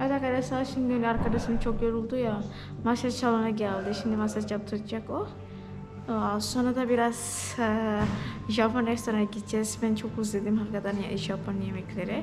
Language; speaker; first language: Turkish; non-native, learner; Indonesian